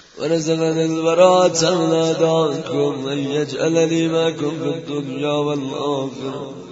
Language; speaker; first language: Arabic; non-native, fluent; Persian